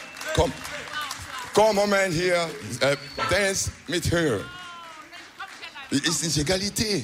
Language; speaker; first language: English; non-native, learner; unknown